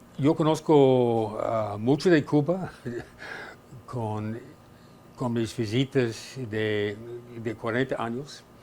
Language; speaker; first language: Spanish; non-native, fluent; English